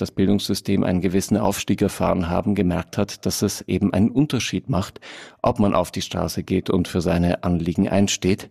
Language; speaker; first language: German; native; German